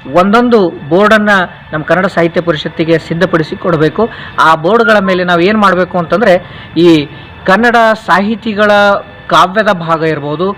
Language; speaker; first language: Kannada; native; Kannada